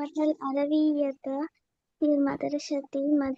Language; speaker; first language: Arabic; non-native, learner; Bangla